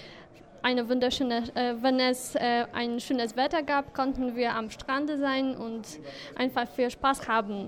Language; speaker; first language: German; non-native, fluent; Polish